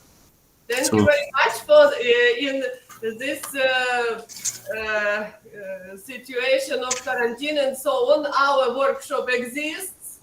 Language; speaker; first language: English; non-native, fluent; Ukrainian